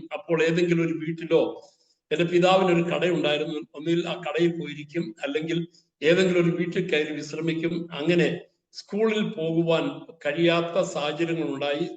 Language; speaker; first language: Malayalam; native; Malayalam